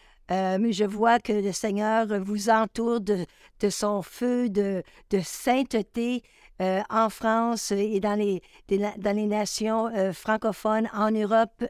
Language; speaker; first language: French; native; French